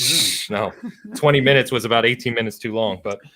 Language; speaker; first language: English; native; English